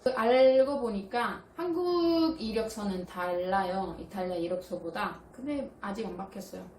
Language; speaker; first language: Korean; non-native, fluent; Italian